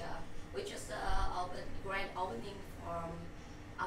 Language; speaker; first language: English; non-native, learner; Vietnamese